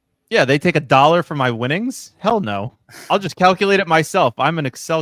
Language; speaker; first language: English; native; English